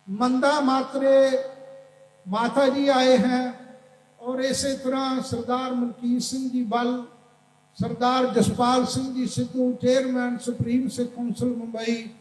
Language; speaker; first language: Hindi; non-native, local second language; Punjabi